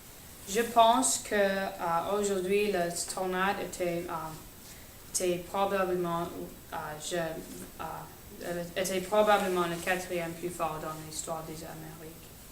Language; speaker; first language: French; non-native, learner; English